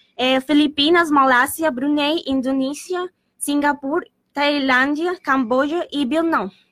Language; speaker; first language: Portuguese; non-native, learner; Spanish